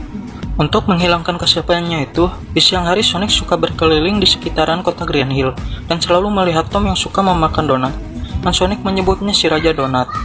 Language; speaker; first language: Indonesian; native; Indonesian